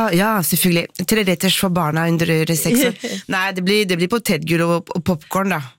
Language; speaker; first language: Norwegian; non-native, fluent; French